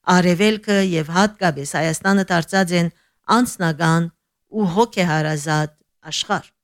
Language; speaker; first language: Armenian; early bilingual, heritage; Armenian